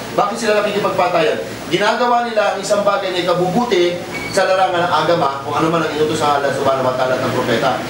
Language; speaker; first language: Filipino; native; Filipino